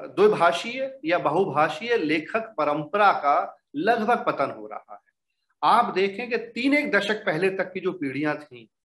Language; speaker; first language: Hindi; native; Hindi